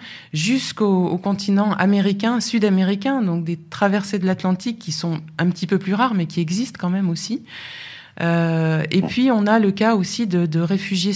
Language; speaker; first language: French; native; French